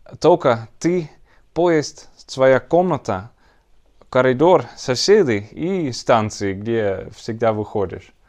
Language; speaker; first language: Russian; non-native, learner; Dutch